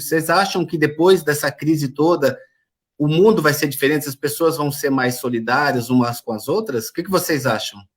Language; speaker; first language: Portuguese; native; Portuguese